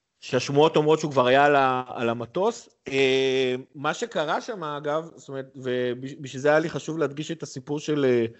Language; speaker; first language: Hebrew; native; Hebrew